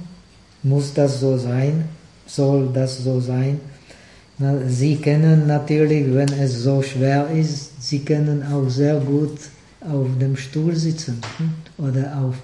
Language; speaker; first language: German; non-native, fluent; Czech